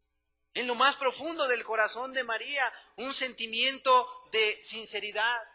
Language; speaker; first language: Spanish; native; Spanish